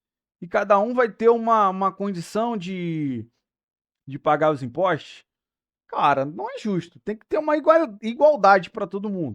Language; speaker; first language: Portuguese; native; Portuguese